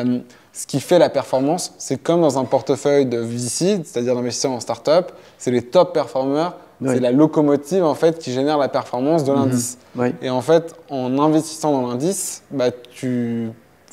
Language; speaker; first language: French; native; French